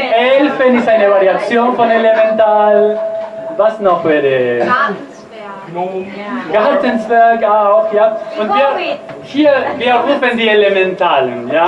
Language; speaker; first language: German; non-native, learner; Spanish